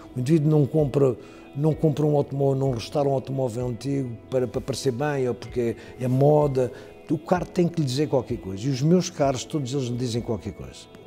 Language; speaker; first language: Portuguese; native; Portuguese